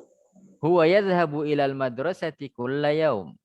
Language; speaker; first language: Arabic; non-native, fluent; Indonesian